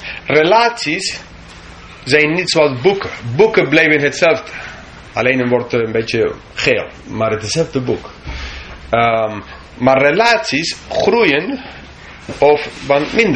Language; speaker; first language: Dutch; non-native, fluent; English